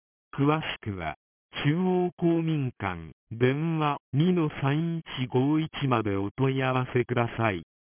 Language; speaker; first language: Japanese; native; Japanese